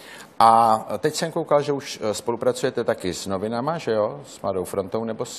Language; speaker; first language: Czech; native; Czech